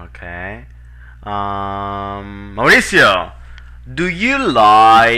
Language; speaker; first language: English; non-native, fluent; Spanish